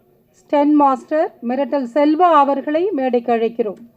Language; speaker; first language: Tamil; native; Tamil